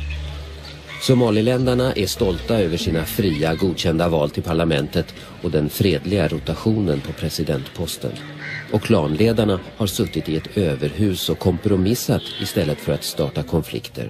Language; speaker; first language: Swedish; native; Swedish